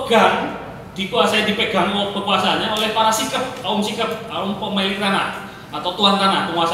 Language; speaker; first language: Indonesian; native; Indonesian